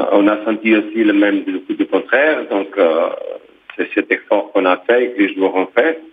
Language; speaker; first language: French; non-native, fluent; Portuguese